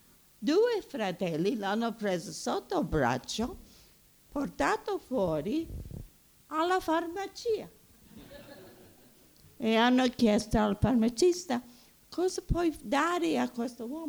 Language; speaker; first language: Italian; early bilingual, heritage; Italian